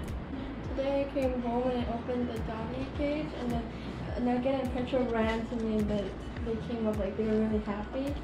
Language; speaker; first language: English; non-native, fluent; Thai